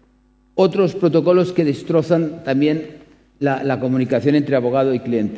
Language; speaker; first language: Spanish; native; Spanish